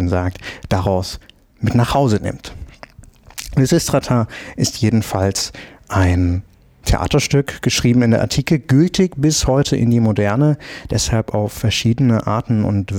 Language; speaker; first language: German; native; German